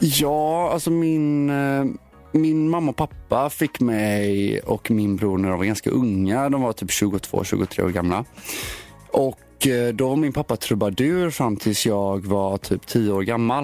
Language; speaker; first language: Swedish; native; Swedish